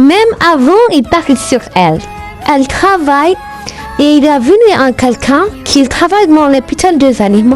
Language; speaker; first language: French; non-native, learner; Arabic